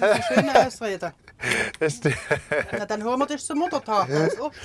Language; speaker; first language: German; native; German